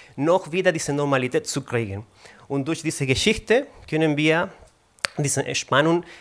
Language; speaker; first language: German; non-native, fluent; Spanish